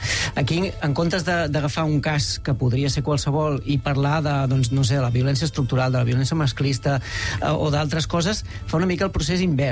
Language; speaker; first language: Catalan; native; Catalan